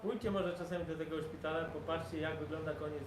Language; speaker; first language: Polish; native; Polish